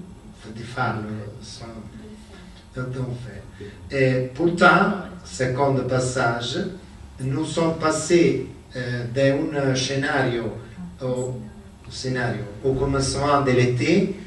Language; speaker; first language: French; non-native, learner; Italian